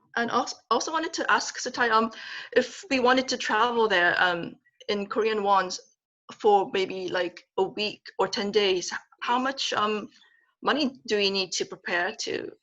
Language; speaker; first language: English; non-native, learner; Korean